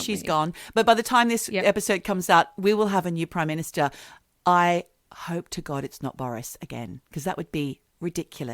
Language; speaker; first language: English; native; English